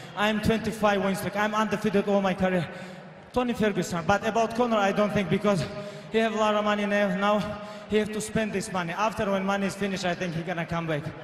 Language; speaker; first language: English; non-native, learner; Avaric